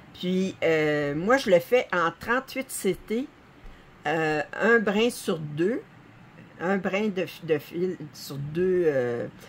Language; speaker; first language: French; native; French